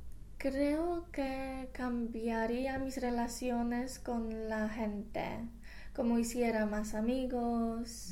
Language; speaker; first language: Spanish; non-native, fluent; English